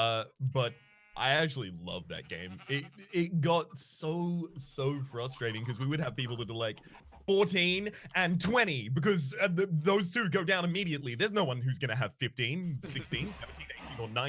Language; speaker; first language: English; native; English